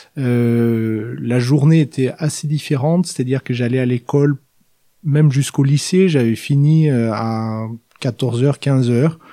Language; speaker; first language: French; non-native, fluent; Norwegian